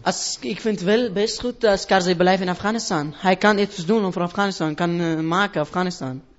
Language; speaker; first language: Dutch; non-native, learner; Persian